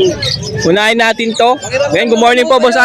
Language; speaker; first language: Filipino; native; Filipino